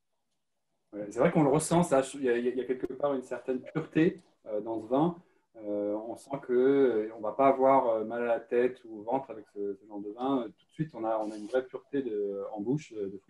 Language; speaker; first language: French; native; French